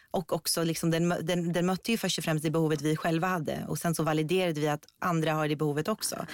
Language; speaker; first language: Swedish; early bilingual, other home language; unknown